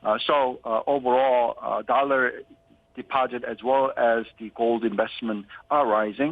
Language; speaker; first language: English; non-native, fluent; Korean